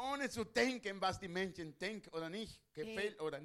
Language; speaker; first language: German; non-native, learner; Spanish